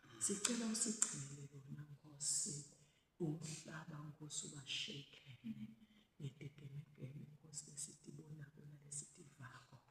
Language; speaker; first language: Zulu; non-native, local second language; Swati